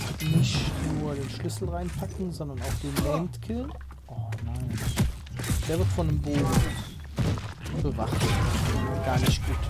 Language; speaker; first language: German; native; German